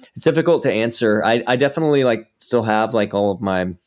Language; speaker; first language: English; native; English